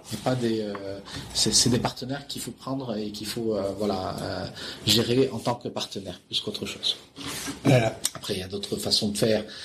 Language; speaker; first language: French; non-native, local second language; Arabic